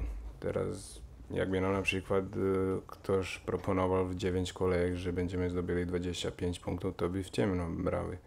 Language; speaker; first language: Polish; non-native, fluent; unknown